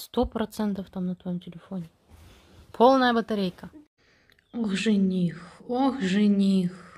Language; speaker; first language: Russian; native; Russian